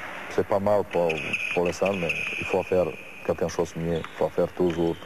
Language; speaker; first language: French; non-native, learner; Serbian